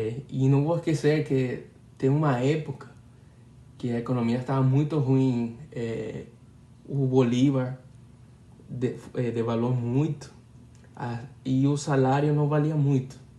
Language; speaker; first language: Portuguese; non-native, learner; Spanish